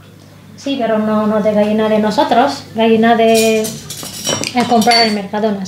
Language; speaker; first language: Spanish; non-native, learner; Indonesian